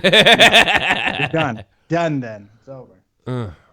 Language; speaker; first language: English; native; English